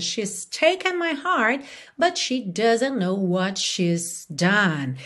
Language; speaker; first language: English; non-native, fluent; Portuguese